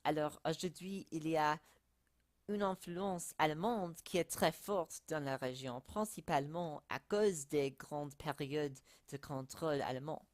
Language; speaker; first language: French; non-native, learner; English